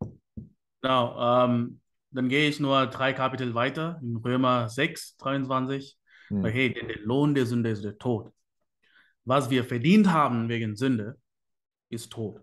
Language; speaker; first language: German; non-native, fluent; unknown